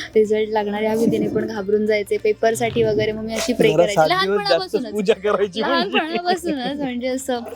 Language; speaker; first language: Marathi; native; Marathi